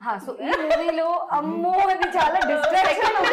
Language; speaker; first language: Telugu; non-native, learner; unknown